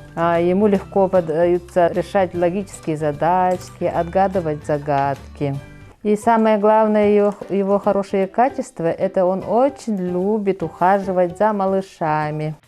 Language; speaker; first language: Russian; native; Russian